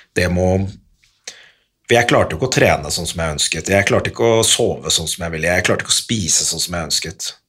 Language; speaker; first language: Norwegian; early bilingual, other home language; Arabic